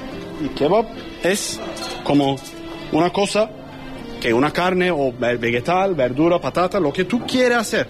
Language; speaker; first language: Spanish; non-native, learner; Turkish